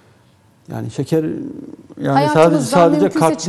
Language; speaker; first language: Turkish; native; Turkish